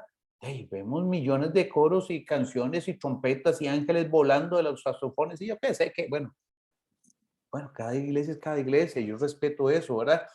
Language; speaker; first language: Spanish; native; Spanish